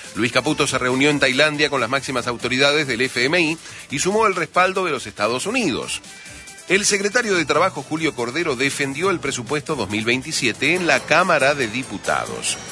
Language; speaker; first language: Spanish; native; Spanish